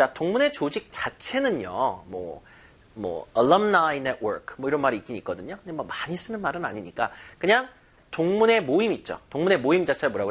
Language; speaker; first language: Korean; native; Korean